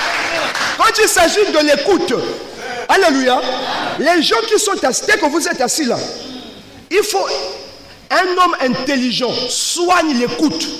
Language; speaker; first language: French; non-native, local second language; Lingala